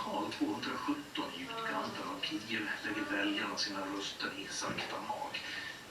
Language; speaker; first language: Swedish; native; Swedish